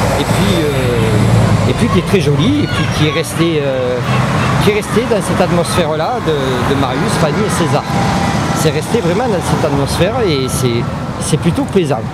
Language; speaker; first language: French; native; French